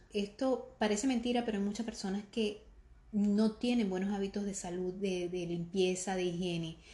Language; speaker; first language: Spanish; native; Spanish